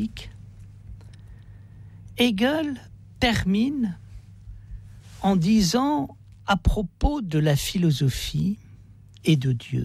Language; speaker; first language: French; native; French